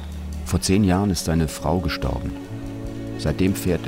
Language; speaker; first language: German; native; German